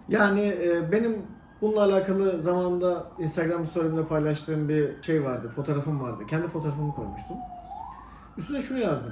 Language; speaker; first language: Turkish; native; Turkish